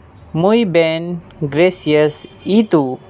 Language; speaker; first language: Spanish; non-native, fluent; Hindi